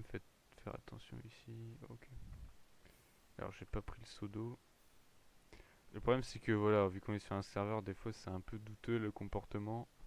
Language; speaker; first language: French; native; French